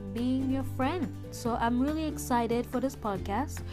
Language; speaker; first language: English; early bilingual, other home language; Haitian Creole